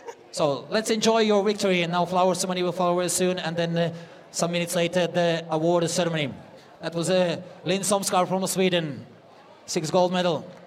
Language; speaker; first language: English; non-native, fluent; Latvian